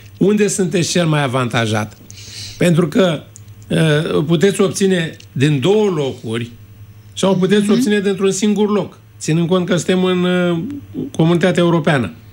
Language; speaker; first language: Romanian; native; Romanian